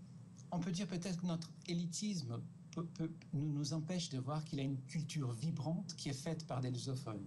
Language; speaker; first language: French; non-native, fluent; Portuguese